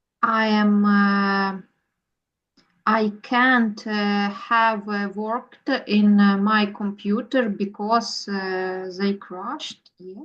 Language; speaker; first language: English; non-native, learner; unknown